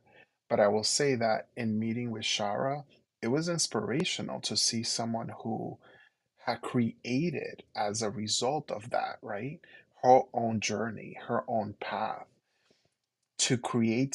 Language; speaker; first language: English; early bilingual, other home language; Spanish